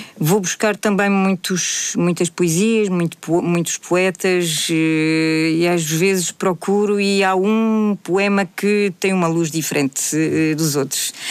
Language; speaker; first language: Portuguese; early bilingual, heritage; Portuguese